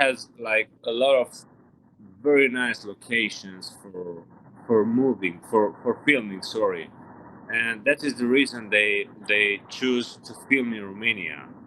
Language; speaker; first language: English; non-native, learner; Romanian